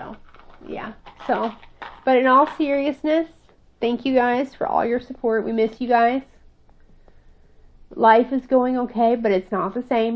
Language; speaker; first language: English; native; English